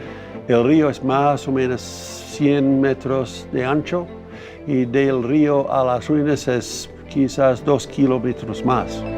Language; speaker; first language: Spanish; non-native, fluent; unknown